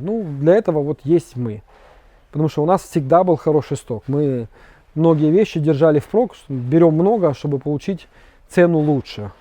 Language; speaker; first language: Russian; native; Russian